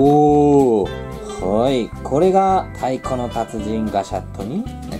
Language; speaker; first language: Japanese; native; Japanese